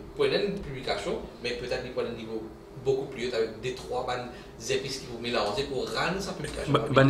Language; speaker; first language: French; non-native, local second language; Morisyen